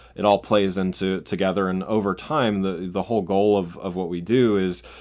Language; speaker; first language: English; native; English